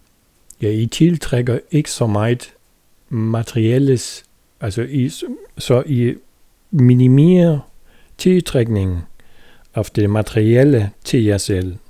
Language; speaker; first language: Danish; non-native, fluent; German